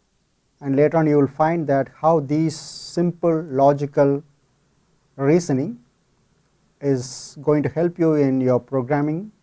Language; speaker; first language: English; non-native, fluent; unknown